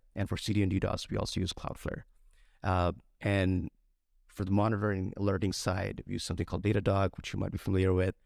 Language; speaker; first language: English; non-native, local second language; Bangla